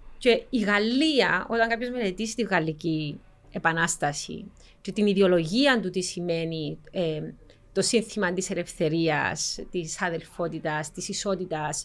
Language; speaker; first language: Greek; native; Greek